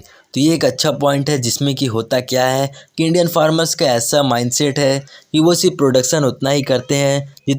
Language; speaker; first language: Hindi; native; Hindi